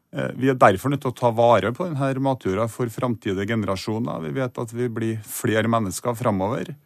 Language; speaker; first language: Norwegian; native; Norwegian